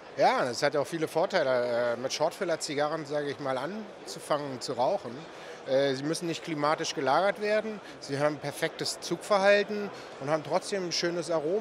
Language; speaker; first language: German; native; German